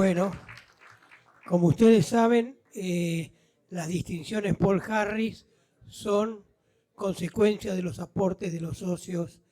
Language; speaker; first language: Spanish; native; Spanish